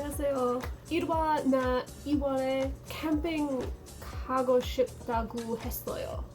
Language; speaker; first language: Korean; non-native, learner; English